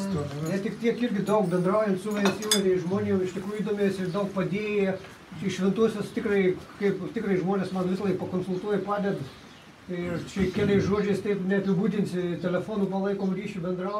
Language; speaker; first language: Lithuanian; native; Lithuanian